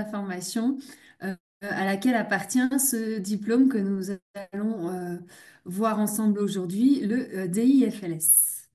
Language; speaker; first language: French; native; French